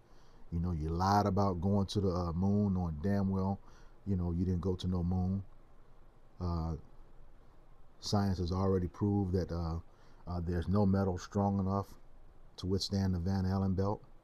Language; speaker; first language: English; native; English